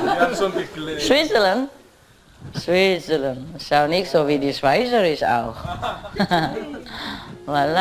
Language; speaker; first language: German; non-native, learner; Vietnamese